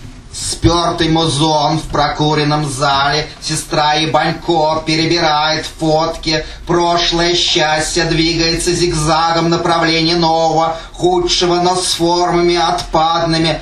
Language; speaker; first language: Russian; native; Russian